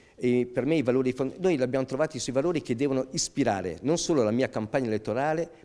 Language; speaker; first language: Italian; native; Italian